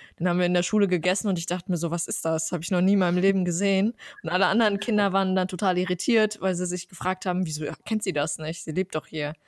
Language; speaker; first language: German; early bilingual, other home language; Armenian